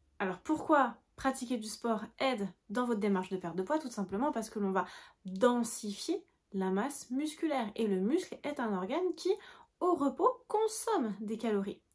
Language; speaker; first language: French; native; French